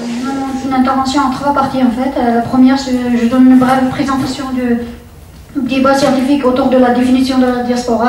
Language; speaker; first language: French; non-native, fluent; Uyghur